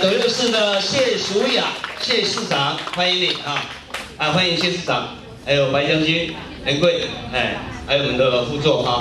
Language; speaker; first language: Chinese; native; Chinese